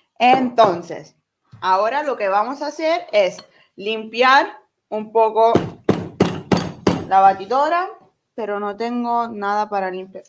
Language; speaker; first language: Spanish; non-native, learner; Italian